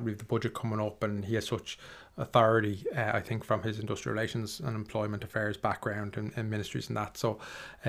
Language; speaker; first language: English; native; English